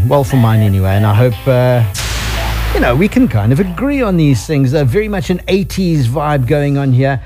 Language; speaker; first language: English; native; English